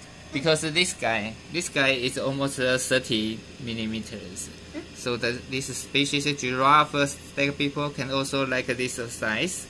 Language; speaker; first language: English; non-native, fluent; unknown